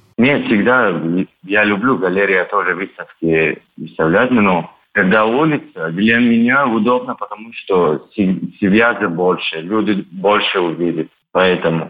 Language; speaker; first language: Russian; non-native, learner; Turkish